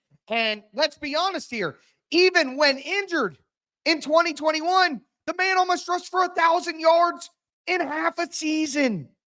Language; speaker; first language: English; native; English